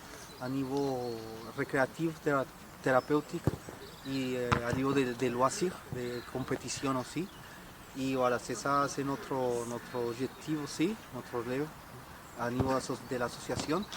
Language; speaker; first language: French; non-native, learner; Spanish